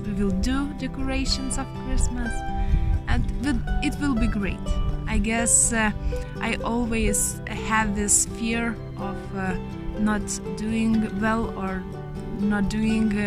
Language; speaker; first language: English; non-native, learner; Lithuanian